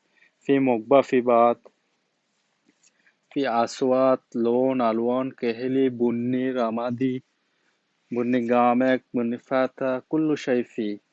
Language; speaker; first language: Arabic; non-native, learner; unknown